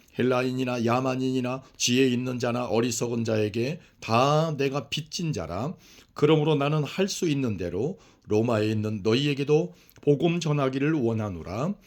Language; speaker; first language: Korean; native; Korean